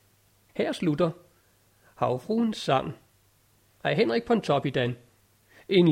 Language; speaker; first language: Danish; native; Danish